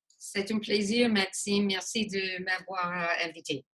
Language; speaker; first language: French; non-native, local second language; English